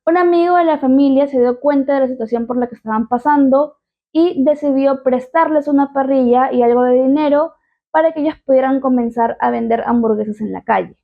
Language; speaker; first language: Spanish; native; Spanish